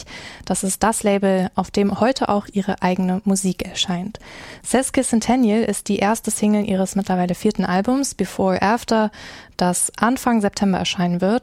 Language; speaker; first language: German; native; German